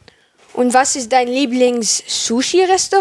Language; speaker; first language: German; non-native, learner; French